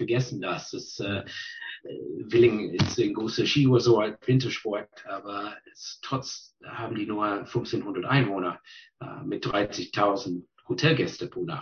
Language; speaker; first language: German; non-native, fluent; English